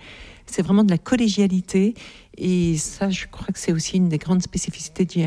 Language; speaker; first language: French; native; French